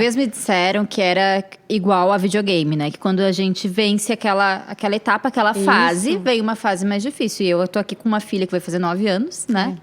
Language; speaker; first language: Portuguese; native; Portuguese